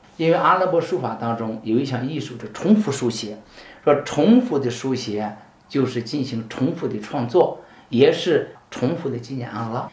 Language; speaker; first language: Chinese; native; Chinese